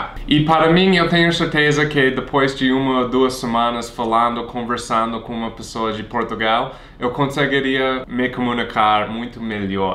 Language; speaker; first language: Portuguese; non-native, fluent; English